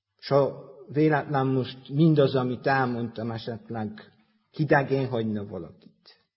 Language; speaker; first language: Hungarian; native; Hungarian